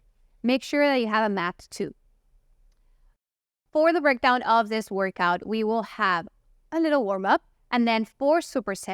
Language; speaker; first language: English; non-native, fluent; Italian